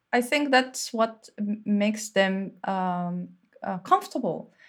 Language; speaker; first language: English; non-native, fluent; Korean